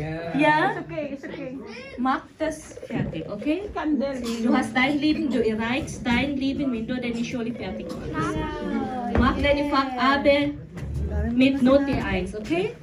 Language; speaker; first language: German; non-native, fluent; Filipino